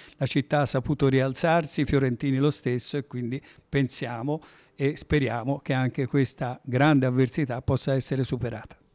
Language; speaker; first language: Italian; native; Italian